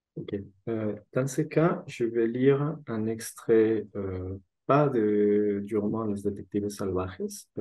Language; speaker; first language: French; non-native, fluent; Spanish